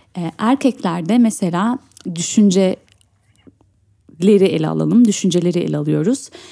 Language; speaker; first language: Turkish; early bilingual, heritage; Turkish